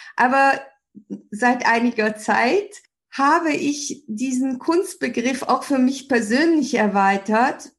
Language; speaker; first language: German; early bilingual, other home language; Hungarian